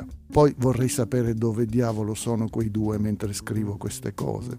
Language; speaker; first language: Italian; native; Italian